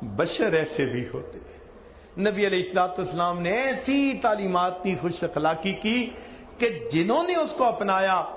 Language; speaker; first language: Urdu; non-native, local second language; Punjabi